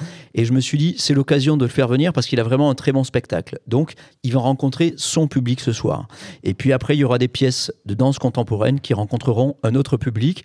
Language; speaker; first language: French; native; French